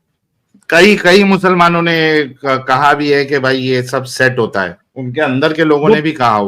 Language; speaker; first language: Hindi; native; Hindi